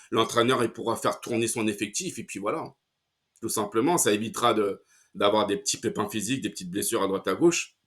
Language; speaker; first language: French; native; French